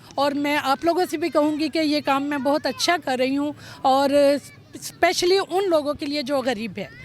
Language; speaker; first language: Urdu; native; Urdu